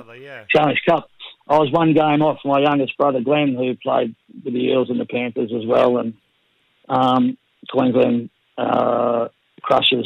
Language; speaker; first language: English; native; English